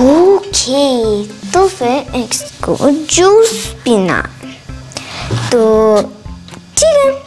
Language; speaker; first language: Hindi; native; Hindi